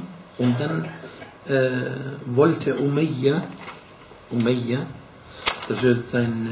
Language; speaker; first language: German; non-native, fluent; Arabic